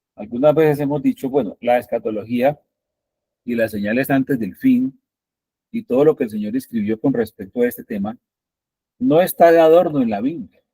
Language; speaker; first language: Spanish; native; Spanish